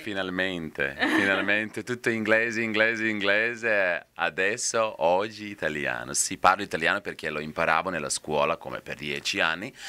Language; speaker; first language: Italian; non-native, fluent; Serbian